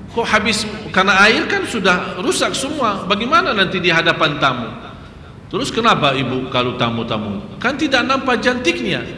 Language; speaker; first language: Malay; non-native, fluent; Arabic